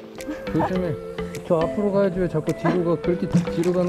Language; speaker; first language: Korean; native; Korean